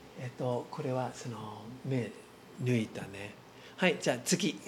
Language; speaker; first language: Japanese; non-native, learner; English